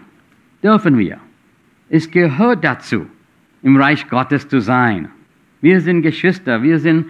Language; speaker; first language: German; non-native, fluent; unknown